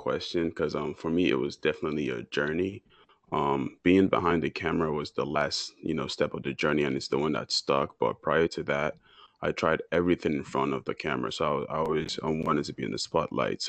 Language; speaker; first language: English; non-native, local second language; Yoruba